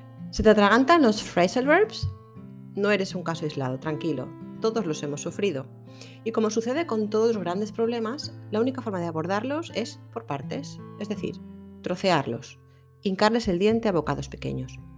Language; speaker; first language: Spanish; native; Spanish